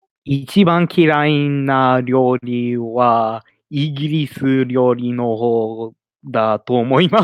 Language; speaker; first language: Japanese; non-native, learner; English